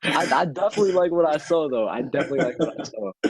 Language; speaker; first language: English; native; English